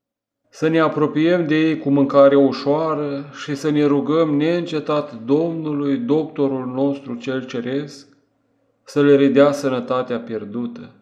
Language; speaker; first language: Romanian; native; Romanian